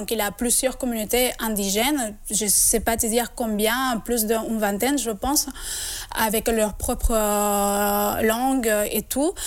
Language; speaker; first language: French; non-native, fluent; Spanish